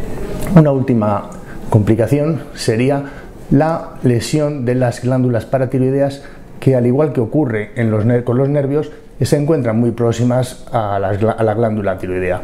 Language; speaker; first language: Spanish; native; Spanish